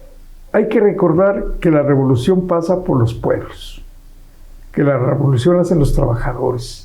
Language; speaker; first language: Spanish; native; Spanish